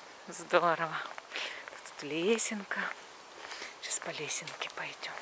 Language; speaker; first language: Russian; native; Russian